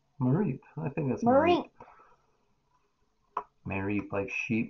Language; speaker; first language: English; native; English